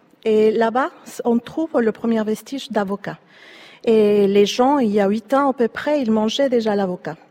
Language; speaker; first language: French; non-native, fluent; Spanish